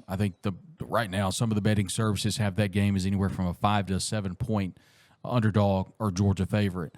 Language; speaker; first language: English; native; English